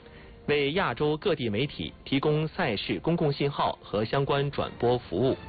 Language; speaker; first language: Chinese; native; Chinese